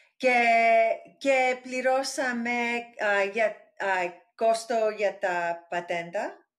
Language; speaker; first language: Greek; early bilingual, heritage; English